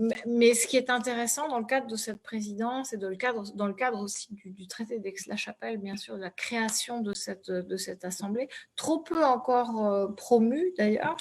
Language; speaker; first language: French; native; French